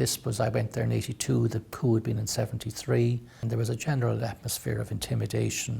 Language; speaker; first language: English; native; English